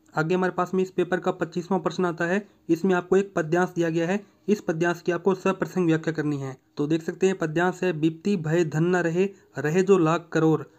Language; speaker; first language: Hindi; native; Hindi